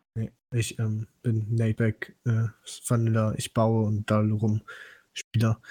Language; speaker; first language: German; non-native, fluent; Polish